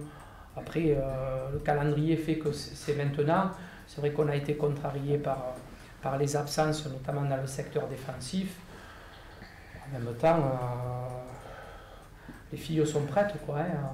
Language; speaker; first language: French; native; French